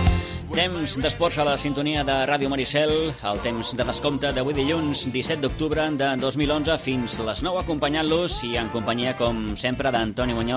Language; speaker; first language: Catalan; native; Catalan